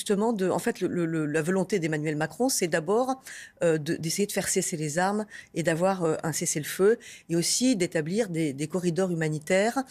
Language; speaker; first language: French; native; French